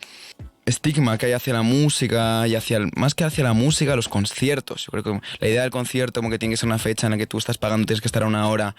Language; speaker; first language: Spanish; native; Spanish